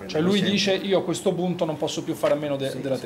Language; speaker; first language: Italian; native; Italian